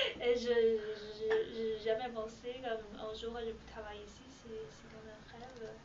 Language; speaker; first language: French; non-native, learner; Chinese